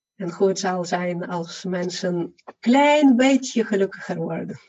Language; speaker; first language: Dutch; non-native, fluent; Ukrainian